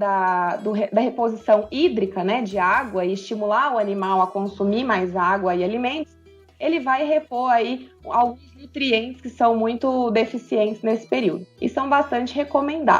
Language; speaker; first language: Portuguese; native; Portuguese